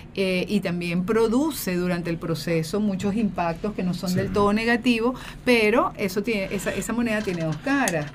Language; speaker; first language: Spanish; native; Spanish